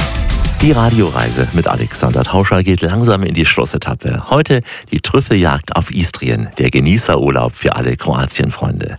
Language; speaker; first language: German; native; German